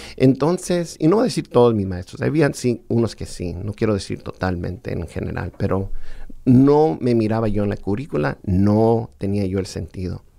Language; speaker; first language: Spanish; early bilingual, heritage; Spanish